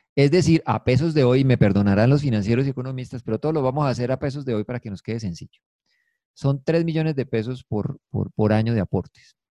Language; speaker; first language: Spanish; native; Spanish